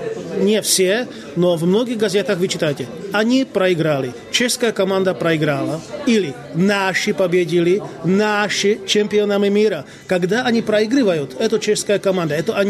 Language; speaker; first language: Russian; non-native, local second language; Czech